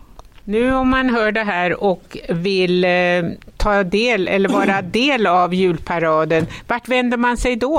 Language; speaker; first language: Swedish; native; Swedish